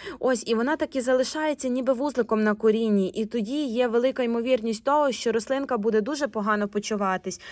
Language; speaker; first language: Ukrainian; non-native, local second language; Russian